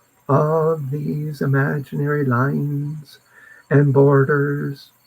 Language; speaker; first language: English; native; English